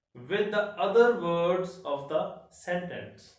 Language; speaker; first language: English; non-native, local second language; Punjabi